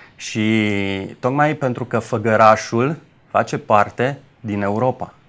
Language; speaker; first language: Romanian; native; Romanian